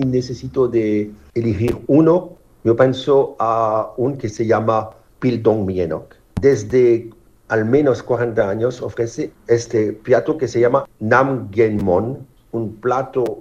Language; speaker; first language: Spanish; non-native, fluent; French